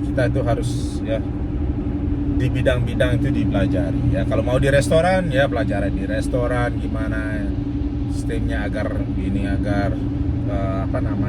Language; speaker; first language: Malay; non-native, local second language; Balinese